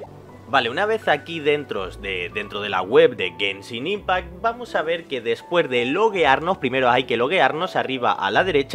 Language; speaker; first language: Spanish; native; Spanish